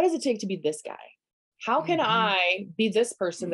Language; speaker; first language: English; non-native, fluent; Portuguese